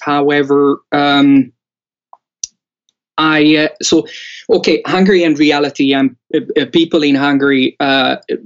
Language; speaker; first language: English; non-native, fluent; Hungarian